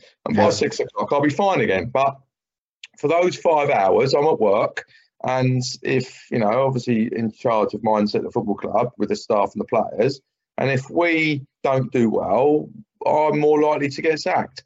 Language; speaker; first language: English; native; English